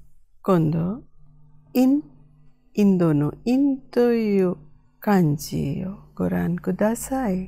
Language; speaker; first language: Japanese; non-native, fluent; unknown